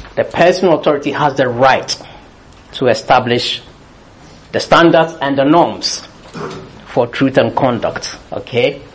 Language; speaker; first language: English; non-native, local second language; Akan